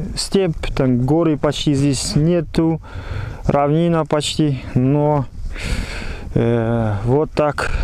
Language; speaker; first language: Russian; non-native, local second language; Kazakh